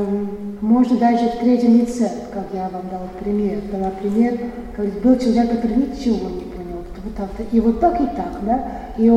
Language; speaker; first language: Russian; non-native, fluent; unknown